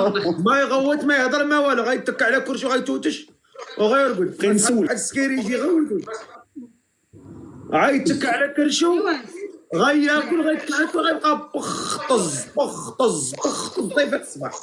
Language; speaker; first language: Arabic; native; Arabic